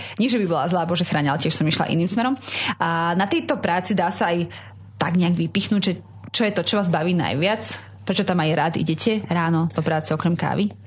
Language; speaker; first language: Slovak; native; Slovak